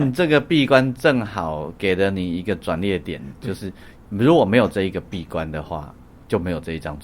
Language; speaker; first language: Chinese; native; Chinese